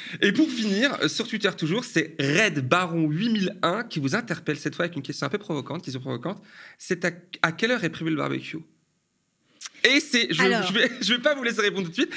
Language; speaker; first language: French; native; French